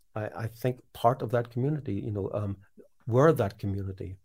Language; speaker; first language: English; native; English